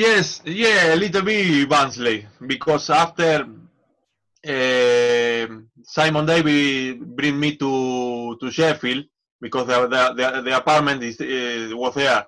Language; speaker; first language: English; non-native, learner; Spanish